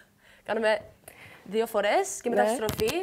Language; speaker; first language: Greek; early bilingual, heritage; Greek